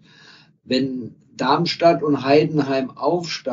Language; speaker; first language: German; native; German